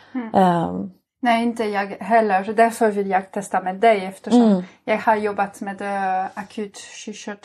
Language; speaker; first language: Swedish; non-native, fluent; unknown